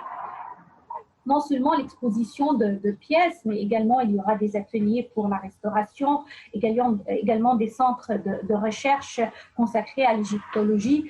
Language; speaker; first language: French; non-native, fluent; Arabic